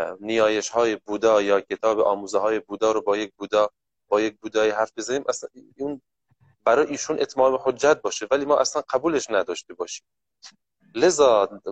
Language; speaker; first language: Persian; native; Persian